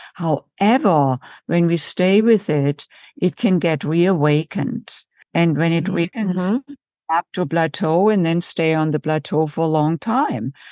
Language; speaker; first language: English; non-native, fluent; German